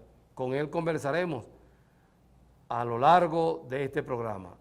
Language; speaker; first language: Spanish; native; Spanish